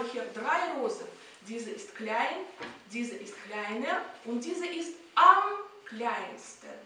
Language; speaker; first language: German; non-native, fluent; Russian